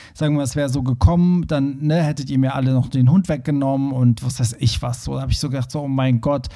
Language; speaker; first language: German; early bilingual, other home language; Persian